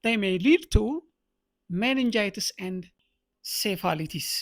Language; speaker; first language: English; non-native, local second language; Amharic